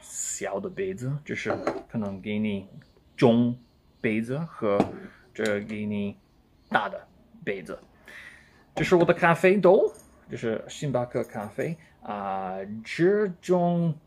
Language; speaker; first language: Chinese; non-native, learner; English